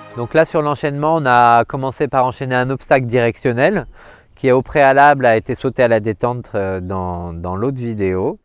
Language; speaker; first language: French; native; French